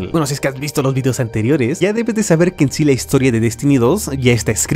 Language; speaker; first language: Spanish; native; Spanish